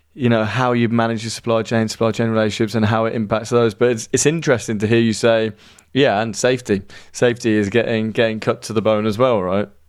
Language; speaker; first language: English; native; English